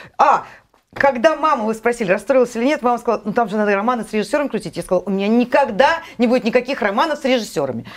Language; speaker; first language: Russian; native; Russian